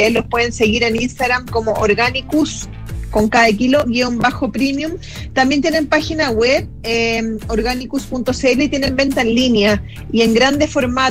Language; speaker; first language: Spanish; native; Spanish